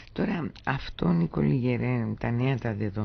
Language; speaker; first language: Greek; native; Greek